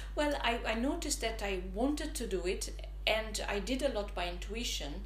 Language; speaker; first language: English; non-native, fluent; Italian